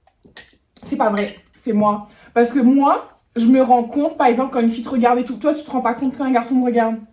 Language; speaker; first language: French; native; French